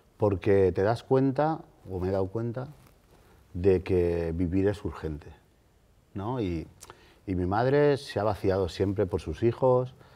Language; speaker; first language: Spanish; native; Spanish